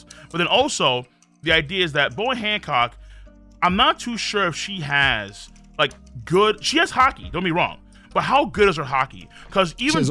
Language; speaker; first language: English; native; English